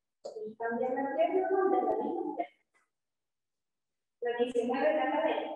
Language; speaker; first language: Spanish; native; Spanish